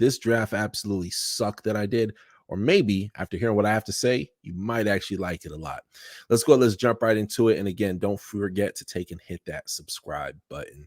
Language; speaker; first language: English; native; English